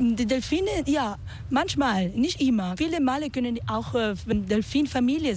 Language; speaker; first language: German; non-native, learner; Spanish